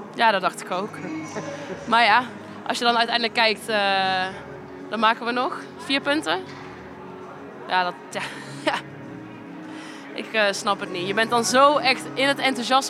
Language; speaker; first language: Dutch; native; Dutch